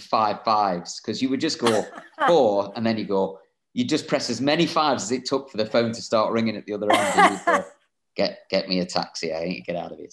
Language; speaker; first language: English; native; English